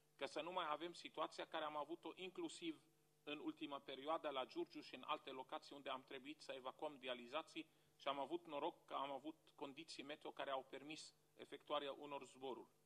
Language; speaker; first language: Romanian; non-native, fluent; Arabic